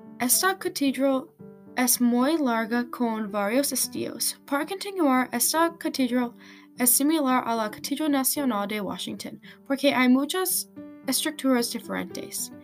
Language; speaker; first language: Spanish; non-native, learner; English